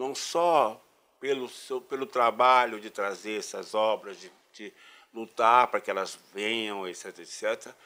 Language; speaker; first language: Portuguese; native; Portuguese